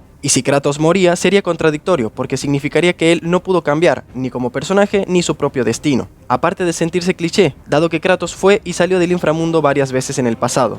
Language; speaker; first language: Spanish; native; Spanish